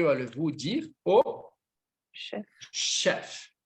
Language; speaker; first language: French; non-native, fluent; Portuguese